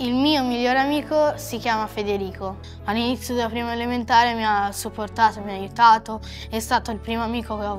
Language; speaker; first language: Italian; early bilingual, other home language; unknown